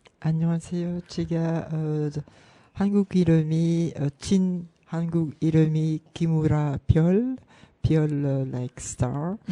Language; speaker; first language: Korean; non-native, learner; French